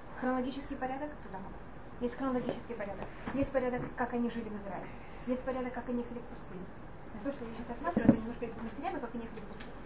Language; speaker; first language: Russian; non-native, fluent; Hebrew